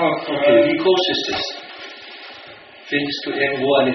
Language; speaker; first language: German; non-native, fluent; Danish